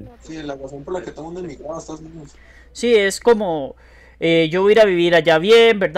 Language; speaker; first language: Spanish; native; Spanish